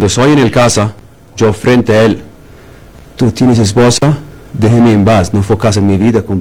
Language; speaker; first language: Spanish; non-native, learner; Arabic